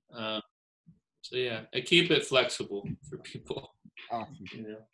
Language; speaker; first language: English; native; English